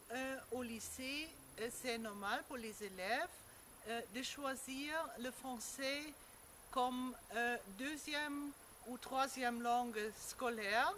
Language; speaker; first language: French; non-native, fluent; German